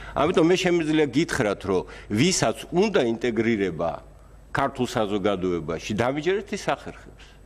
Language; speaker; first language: Georgian; early bilingual, heritage; Georgian